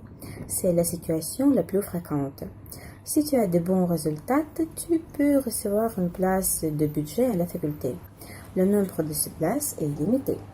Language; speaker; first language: French; non-native, fluent; Russian